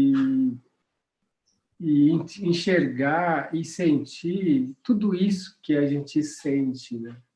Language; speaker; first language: Portuguese; non-native, local second language; Guarani